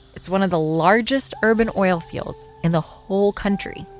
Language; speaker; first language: English; non-native, local second language; Urdu